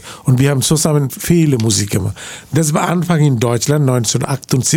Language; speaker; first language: German; non-native, learner; Bangla